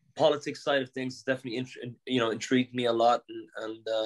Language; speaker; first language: English; native; English